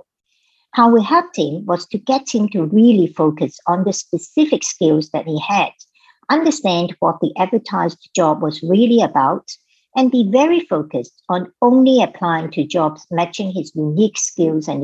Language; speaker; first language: English; non-native, local second language; Cantonese